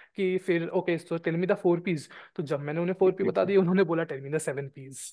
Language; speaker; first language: Hindi; non-native, local second language; Bangla